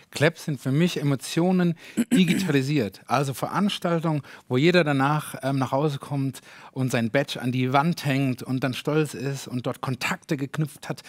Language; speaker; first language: German; native; German